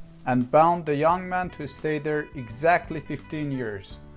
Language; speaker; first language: English; non-native, fluent; Azerbaijani